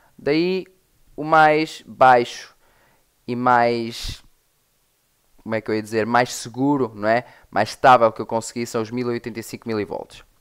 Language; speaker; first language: Portuguese; native; Portuguese